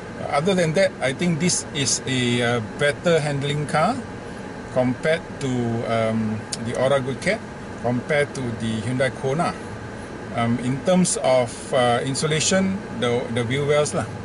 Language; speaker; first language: English; non-native, local second language; Malay